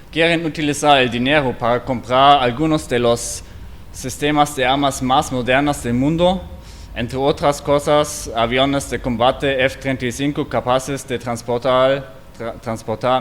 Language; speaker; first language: Spanish; non-native, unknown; German